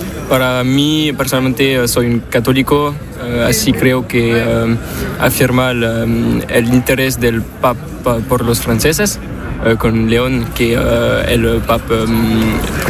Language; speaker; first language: Spanish; non-native, learner; French